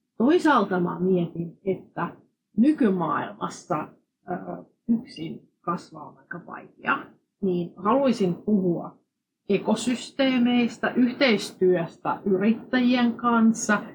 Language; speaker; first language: Finnish; non-native, fluent; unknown